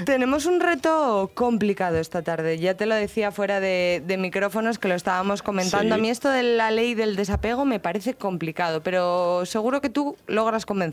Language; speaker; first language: Spanish; native; Spanish